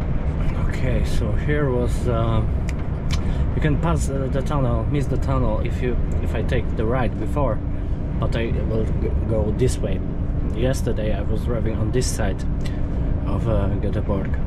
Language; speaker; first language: English; non-native, fluent; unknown